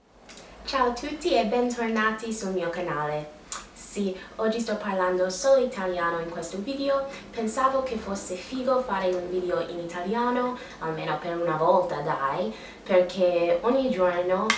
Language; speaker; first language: Italian; non-native, learner; English